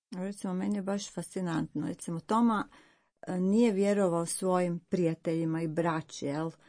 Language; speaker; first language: Croatian; native; Croatian